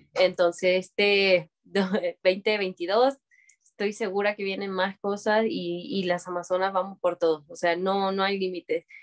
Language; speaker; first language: Spanish; native; Spanish